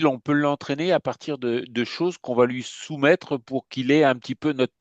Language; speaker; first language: French; native; French